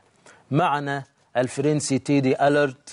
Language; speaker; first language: Arabic; native; Arabic